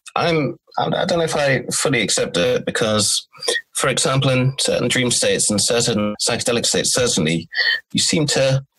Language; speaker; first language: English; native; English